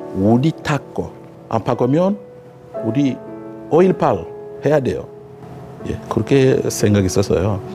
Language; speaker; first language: Korean; non-native, learner; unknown